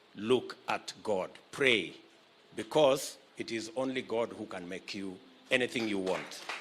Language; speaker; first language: English; non-native, local second language; Kalenjin